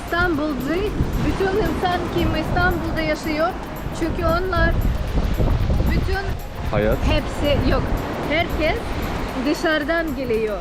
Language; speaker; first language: Turkish; non-native, learner; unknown